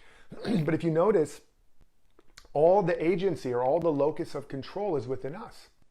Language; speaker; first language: English; native; English